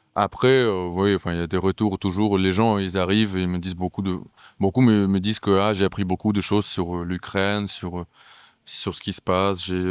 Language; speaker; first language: French; non-native, fluent; Russian